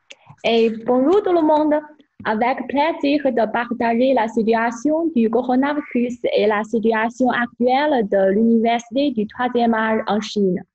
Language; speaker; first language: French; non-native, fluent; Chinese